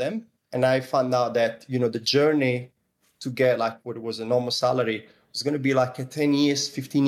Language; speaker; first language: English; non-native, fluent; Italian